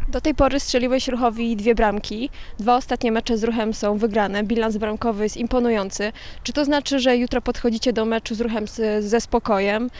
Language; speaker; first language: Polish; native; Polish